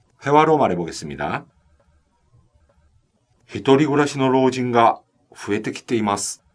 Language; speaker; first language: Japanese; non-native, fluent; Korean